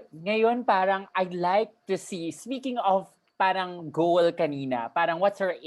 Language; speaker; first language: Filipino; native; Filipino